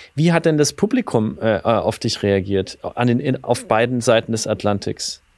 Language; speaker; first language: German; native; German